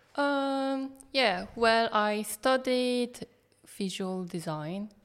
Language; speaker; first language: English; non-native, fluent; Korean